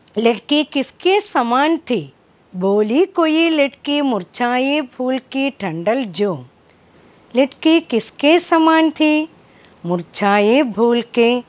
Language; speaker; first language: Hindi; non-native, local second language; Malayalam